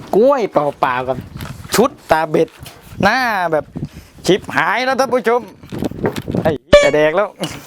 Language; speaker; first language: Thai; native; Thai